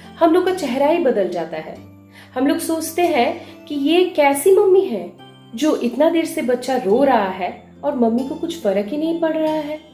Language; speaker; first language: Hindi; non-native, local second language; Bangla